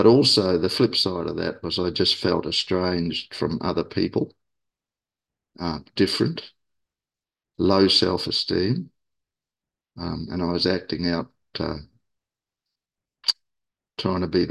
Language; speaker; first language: English; native; English